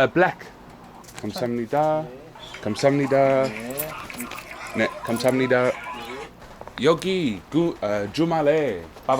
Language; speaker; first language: Korean; non-native, learner; English